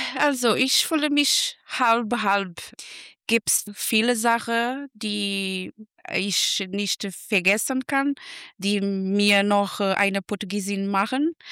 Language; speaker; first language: German; non-native, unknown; Portuguese